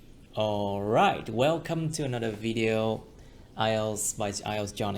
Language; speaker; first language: English; non-native, fluent; Vietnamese